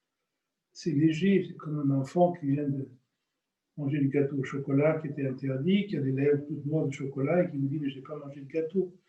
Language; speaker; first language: French; native; French